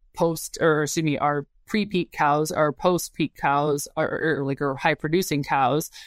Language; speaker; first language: English; native; English